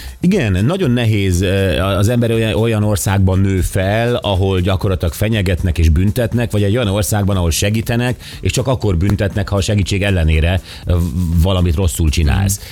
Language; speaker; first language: Hungarian; native; Hungarian